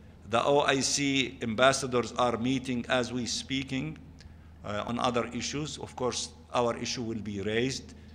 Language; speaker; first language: English; non-native, fluent; Arabic